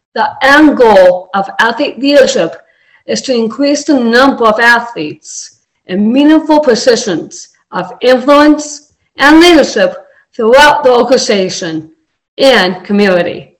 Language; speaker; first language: English; native; English